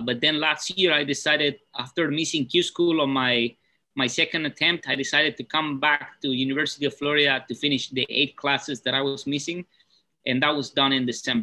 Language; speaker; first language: English; non-native, fluent; Spanish